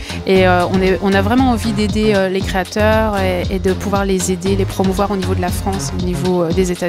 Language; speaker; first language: French; native; French